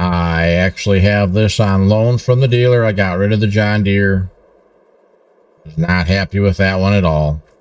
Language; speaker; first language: English; native; English